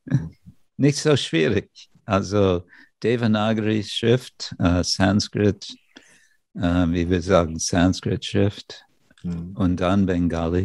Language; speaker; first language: German; non-native, fluent; English